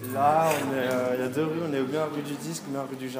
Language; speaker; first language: French; native; French